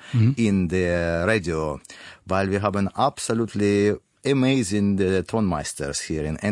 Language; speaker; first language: German; non-native, learner; Russian